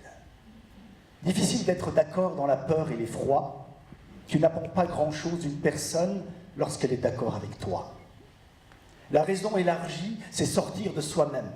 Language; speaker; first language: French; early bilingual, other home language; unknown